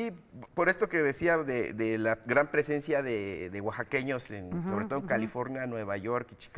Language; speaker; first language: Spanish; native; Spanish